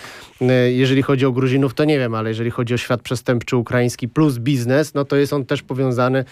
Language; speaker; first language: Polish; native; Polish